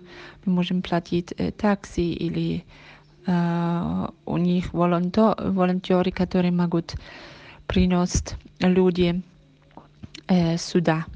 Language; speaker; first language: Russian; non-native, learner; Hebrew